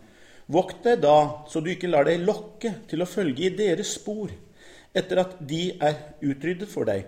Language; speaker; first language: Norwegian; native; Norwegian